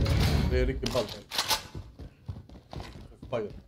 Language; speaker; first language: Swedish; native; Swedish